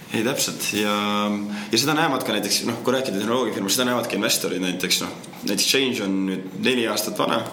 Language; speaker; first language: Estonian; native; Estonian